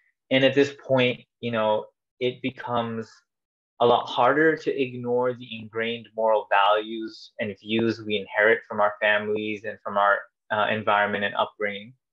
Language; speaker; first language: English; native; English